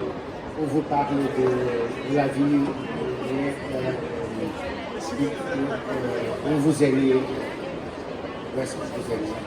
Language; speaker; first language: French; non-native, learner; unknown